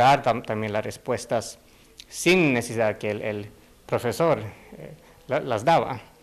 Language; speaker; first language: Spanish; non-native, fluent; Finnish